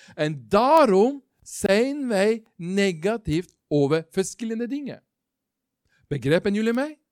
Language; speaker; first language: Dutch; non-native, learner; Norwegian